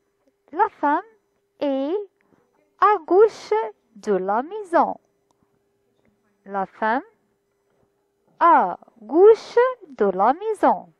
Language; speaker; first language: French; non-native, fluent; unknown